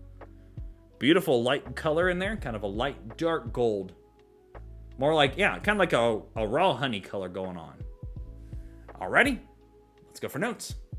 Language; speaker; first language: English; native; English